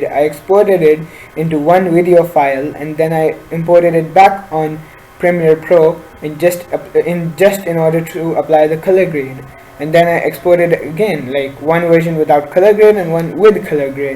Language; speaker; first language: English; non-native, local second language; Urdu